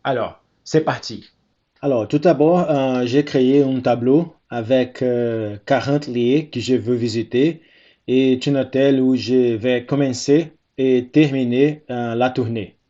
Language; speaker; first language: French; non-native, fluent; Portuguese